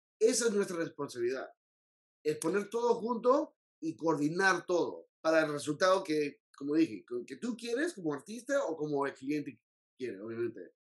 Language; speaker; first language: Spanish; early bilingual, heritage; Spanish